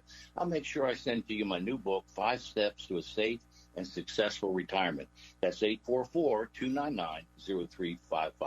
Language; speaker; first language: English; native; English